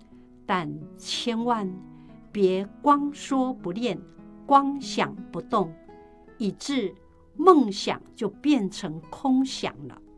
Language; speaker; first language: Chinese; native; Chinese